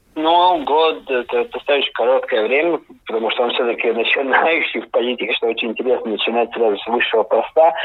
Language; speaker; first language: Russian; native; Russian